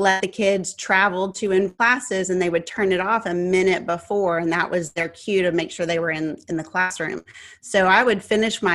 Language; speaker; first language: English; native; English